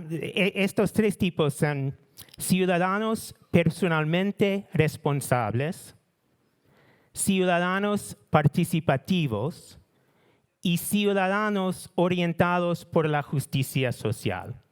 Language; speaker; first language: Spanish; non-native, learner; English